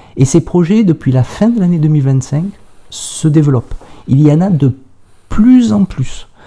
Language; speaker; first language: French; native; French